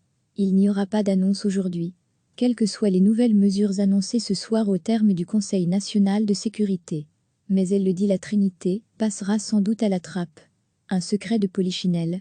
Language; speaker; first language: French; native; French